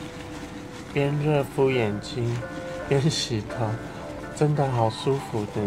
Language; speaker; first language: Chinese; non-native, fluent; Vietnamese